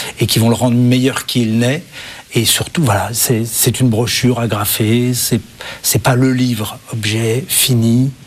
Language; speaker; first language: French; native; French